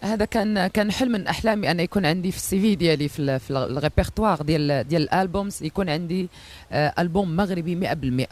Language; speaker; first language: Arabic; native; Arabic